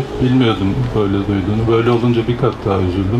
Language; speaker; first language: Turkish; native; Turkish